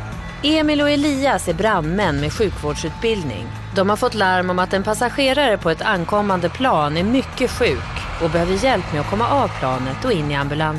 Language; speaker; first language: Swedish; native; Swedish